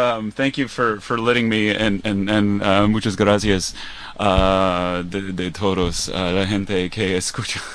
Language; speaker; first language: Spanish; non-native, learner; English